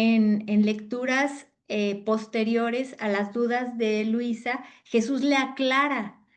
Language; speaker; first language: Spanish; native; Spanish